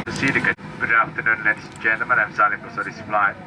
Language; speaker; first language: English; non-native, fluent; Indonesian